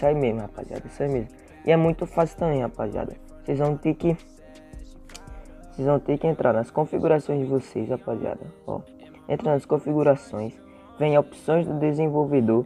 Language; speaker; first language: Portuguese; native; Portuguese